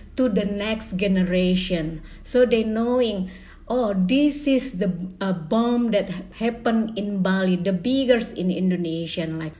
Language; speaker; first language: English; non-native, learner; Indonesian